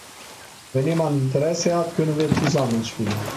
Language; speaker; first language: German; non-native, fluent; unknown